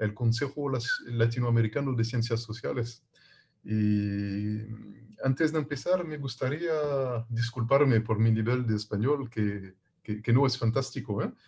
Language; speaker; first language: Spanish; non-native, fluent; French